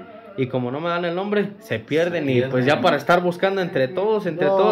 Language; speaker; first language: Spanish; native; Spanish